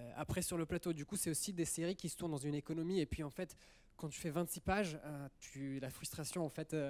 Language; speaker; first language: French; early bilingual, other home language; Italian